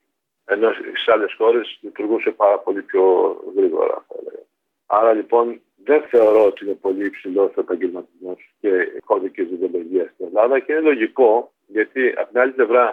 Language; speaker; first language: Greek; native; Greek